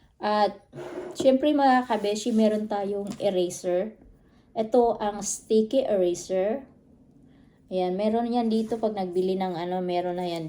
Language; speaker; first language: Filipino; non-native, local second language; Cebuano